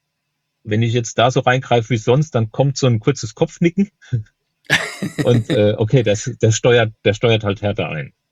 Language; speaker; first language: German; native; German